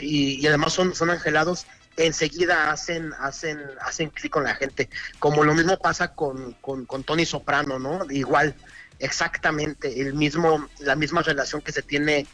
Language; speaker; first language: Spanish; native; Spanish